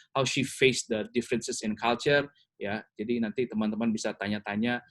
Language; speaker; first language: Indonesian; native; Indonesian